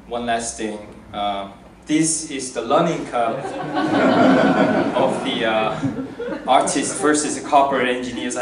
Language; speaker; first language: English; non-native, fluent; Korean